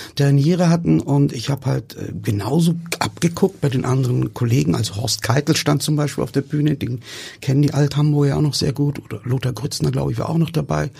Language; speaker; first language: German; early bilingual, other home language; Turkish